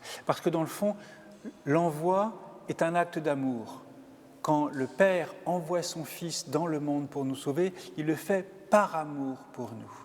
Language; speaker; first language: French; native; French